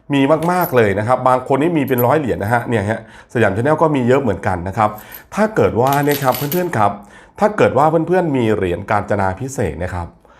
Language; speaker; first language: Thai; native; Thai